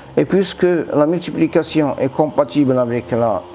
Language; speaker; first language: French; non-native, local second language; Arabic